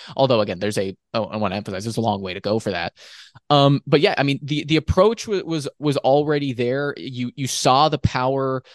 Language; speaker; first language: English; native; English